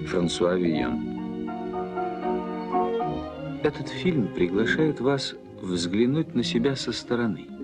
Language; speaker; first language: Russian; native; Russian